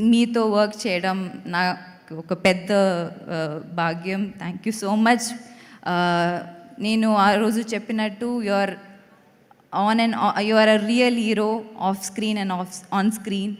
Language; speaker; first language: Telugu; non-native, learner; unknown